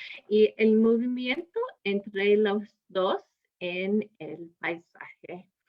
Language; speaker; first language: Spanish; non-native, fluent; English